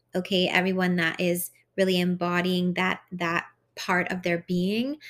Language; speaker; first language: English; early bilingual, other home language; Hungarian